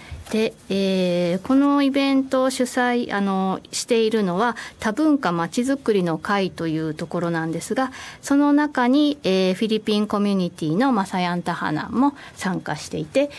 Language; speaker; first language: Japanese; native; Japanese